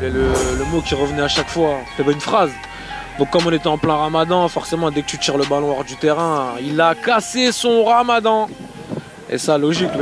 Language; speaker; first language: French; native; French